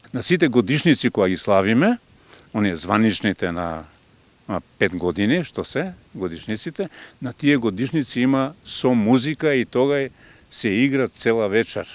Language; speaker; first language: Macedonian; native; Macedonian